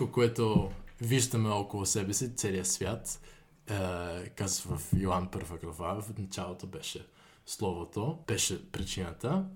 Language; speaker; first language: Bulgarian; non-native, fluent; Dutch